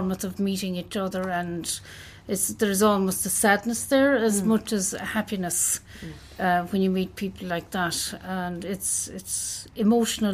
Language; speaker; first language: English; native; English